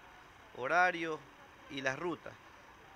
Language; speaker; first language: Spanish; native; Spanish